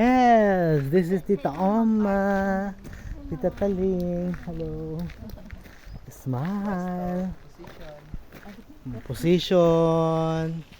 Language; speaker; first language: English; non-native, local second language; Filipino